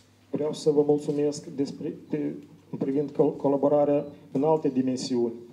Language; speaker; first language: Romanian; non-native, learner; Ukrainian